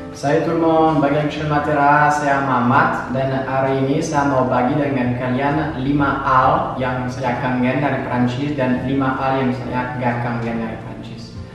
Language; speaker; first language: Indonesian; non-native, fluent; French